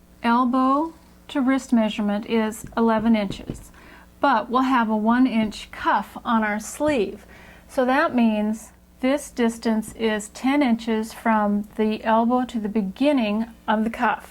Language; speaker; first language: English; native; English